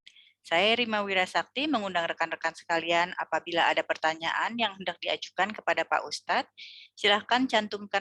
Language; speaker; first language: Indonesian; native; Indonesian